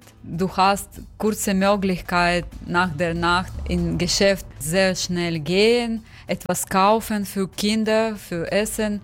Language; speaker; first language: German; non-native, learner; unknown